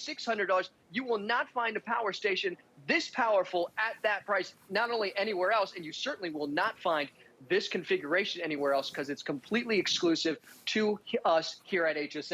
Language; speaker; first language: English; native; English